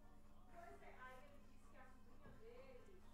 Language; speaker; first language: Portuguese; native; Portuguese